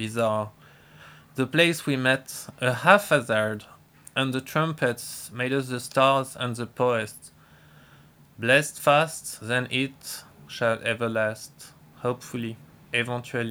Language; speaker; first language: English; non-native, fluent; French